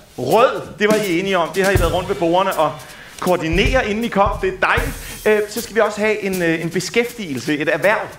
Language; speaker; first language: Danish; native; Danish